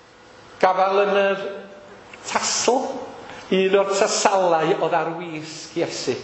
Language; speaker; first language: Welsh; native; Welsh